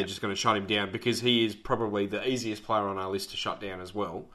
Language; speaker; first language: English; native; English